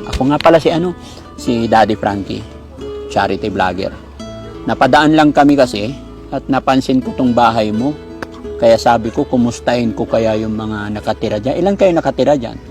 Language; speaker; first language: Filipino; native; Filipino